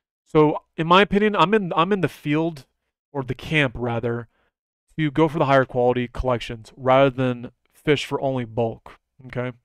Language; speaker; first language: English; native; English